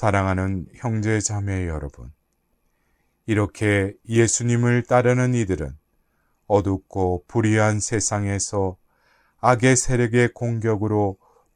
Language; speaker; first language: Korean; native; Korean